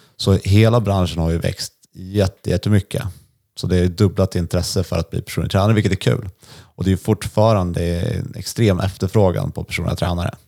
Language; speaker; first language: Swedish; native; Swedish